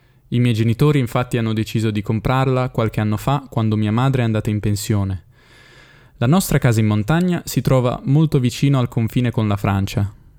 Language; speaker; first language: Italian; native; Italian